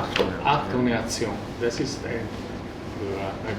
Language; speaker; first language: German; non-native, fluent; Italian